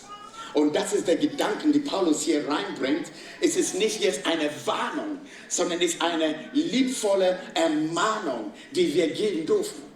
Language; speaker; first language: German; non-native, fluent; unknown